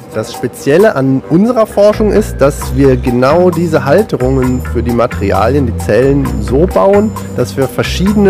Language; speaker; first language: German; native; German